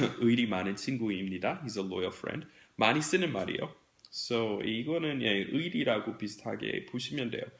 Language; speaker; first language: Korean; non-native, fluent; English